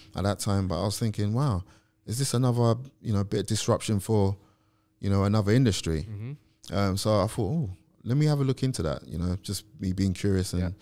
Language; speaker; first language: English; native; English